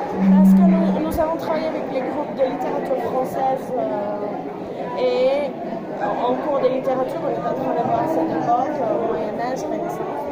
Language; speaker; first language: French; non-native, fluent; Spanish